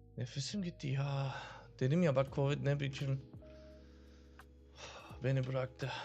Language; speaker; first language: Turkish; early bilingual, heritage; Turkish